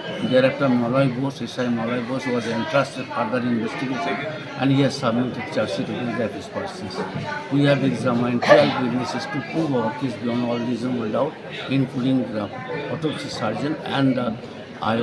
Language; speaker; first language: English; non-native, local second language; Bangla